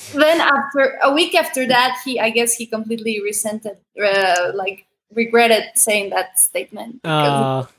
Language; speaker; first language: English; non-native, fluent; Spanish